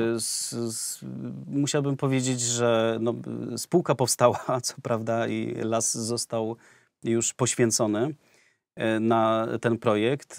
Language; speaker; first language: Polish; native; Polish